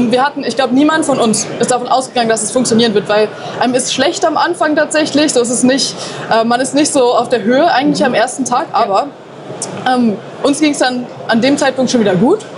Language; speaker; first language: German; native; German